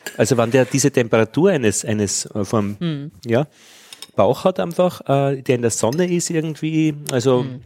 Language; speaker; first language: German; native; German